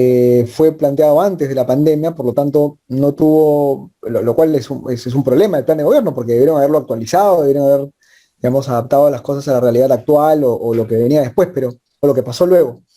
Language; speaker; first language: Spanish; native; Spanish